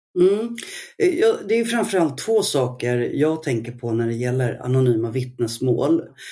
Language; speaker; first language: Swedish; early bilingual, other home language; Arabic